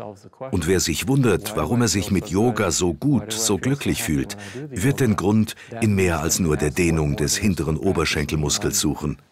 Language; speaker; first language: German; native; German